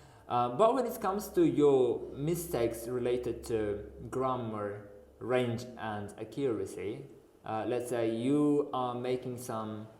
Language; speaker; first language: English; non-native, fluent; Uzbek